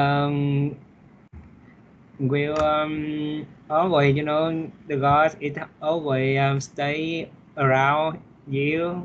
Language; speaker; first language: English; non-native, learner; Vietnamese